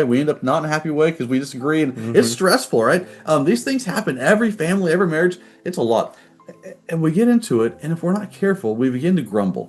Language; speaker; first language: English; native; English